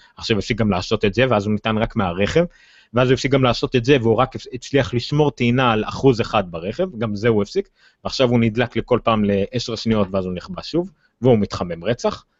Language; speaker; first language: Hebrew; native; Hebrew